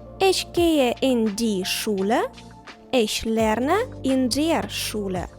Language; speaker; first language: German; non-native, fluent; Ukrainian